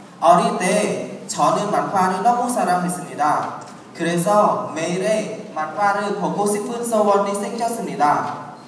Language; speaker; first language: Korean; non-native, learner; Khmer